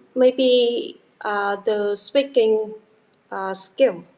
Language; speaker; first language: English; non-native, learner; Vietnamese